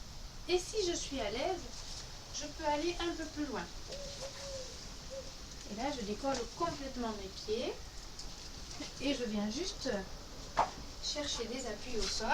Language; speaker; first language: French; native; French